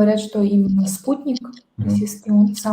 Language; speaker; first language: Russian; native; Russian